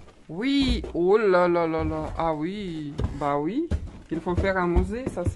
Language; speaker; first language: French; non-native, learner; Russian